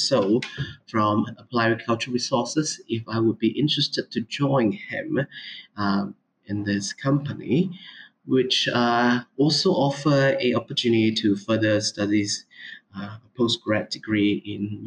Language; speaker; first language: English; non-native, local second language; Cantonese